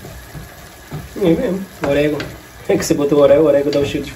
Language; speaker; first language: Portuguese; native; Portuguese